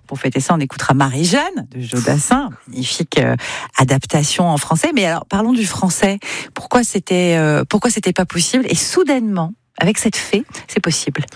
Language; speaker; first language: French; native; French